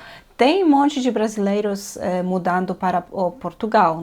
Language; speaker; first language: Portuguese; non-native, fluent; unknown